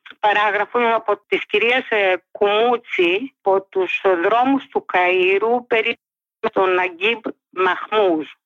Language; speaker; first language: Greek; native; Greek